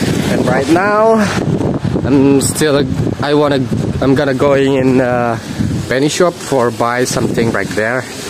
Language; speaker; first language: English; non-native, learner; Indonesian